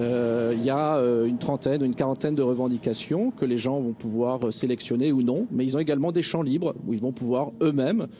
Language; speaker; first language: French; native; French